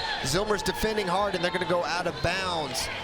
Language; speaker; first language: English; native; English